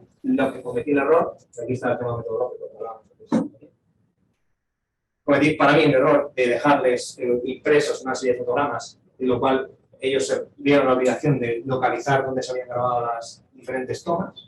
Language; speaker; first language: Spanish; native; Spanish